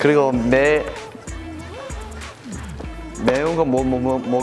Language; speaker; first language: Korean; non-native, fluent; English